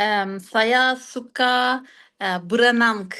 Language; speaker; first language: Indonesian; non-native, learner; Turkish